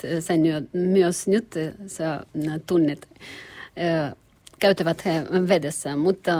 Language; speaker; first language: Finnish; non-native, learner; Russian